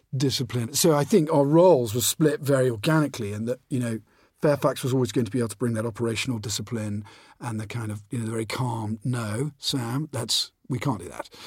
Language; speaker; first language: English; native; English